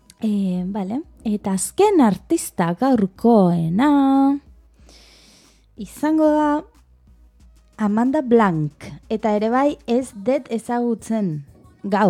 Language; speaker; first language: Basque; non-native, learner; Spanish